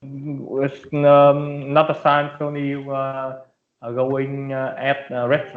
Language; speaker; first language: English; non-native, learner; Vietnamese